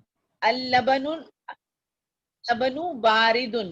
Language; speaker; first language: Arabic; non-native, learner; Urdu